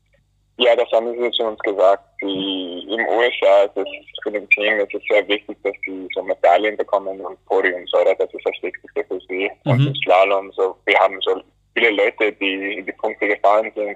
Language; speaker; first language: German; non-native, fluent; English